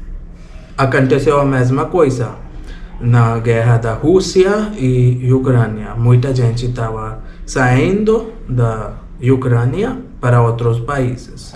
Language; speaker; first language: Portuguese; non-native, learner; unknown